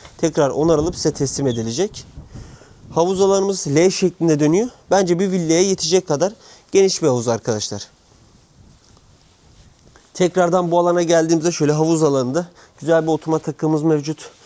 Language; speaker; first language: Turkish; native; Turkish